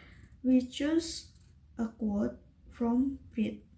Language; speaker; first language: English; non-native, learner; Indonesian